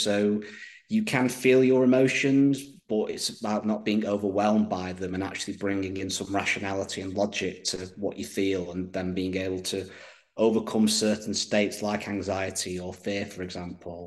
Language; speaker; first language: English; native; English